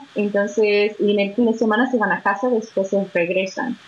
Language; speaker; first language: Spanish; non-native, fluent; Portuguese